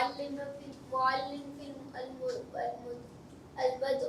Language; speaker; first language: Arabic; non-native, learner; Urdu